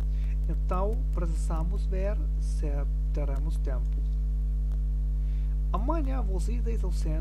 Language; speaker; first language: Portuguese; non-native, learner; German